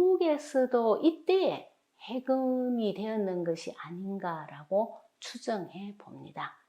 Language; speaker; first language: Korean; native; Korean